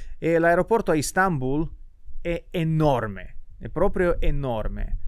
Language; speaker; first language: Italian; non-native, fluent; Russian